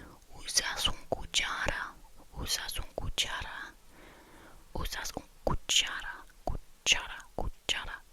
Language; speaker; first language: Spanish; non-native, learner; English